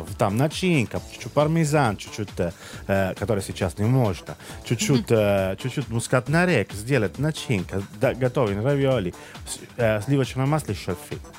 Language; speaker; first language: Russian; non-native, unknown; Italian